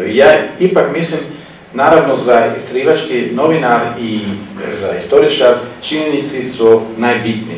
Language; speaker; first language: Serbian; non-native, fluent; German